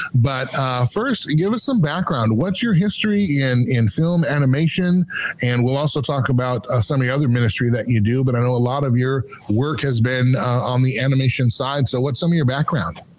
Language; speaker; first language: English; native; English